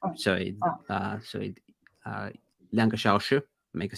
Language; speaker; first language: Chinese; non-native, learner; Finnish